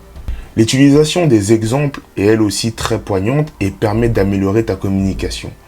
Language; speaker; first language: French; native; French